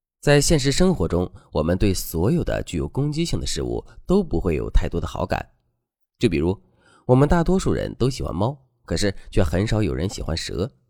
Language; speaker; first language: Chinese; native; Chinese